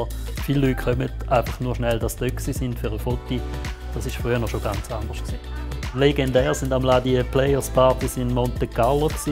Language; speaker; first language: German; native; German